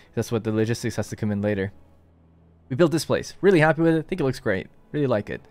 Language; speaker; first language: English; native; English